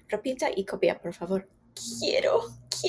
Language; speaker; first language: Spanish; non-native, fluent; English